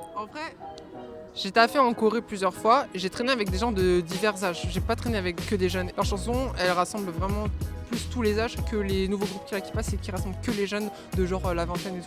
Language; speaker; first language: French; native; French